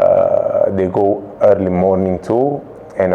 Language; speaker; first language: English; non-native, local second language; Kabuverdianu